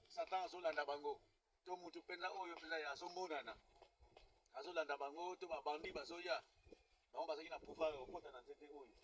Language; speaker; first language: Lingala; non-native, local second language; Kongo